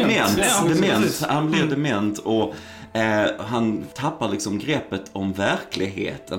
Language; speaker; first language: Swedish; native; Swedish